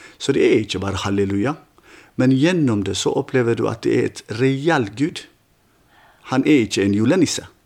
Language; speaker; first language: Norwegian; non-native, fluent; Tigrinya